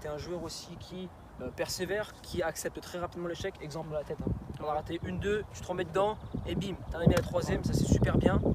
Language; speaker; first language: French; native; French